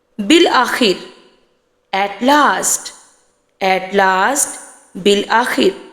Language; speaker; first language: Urdu; native; Urdu